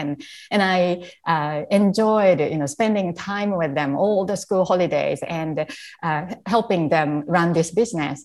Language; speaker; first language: English; non-native, fluent; Japanese